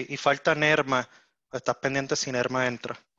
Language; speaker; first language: Spanish; native; Spanish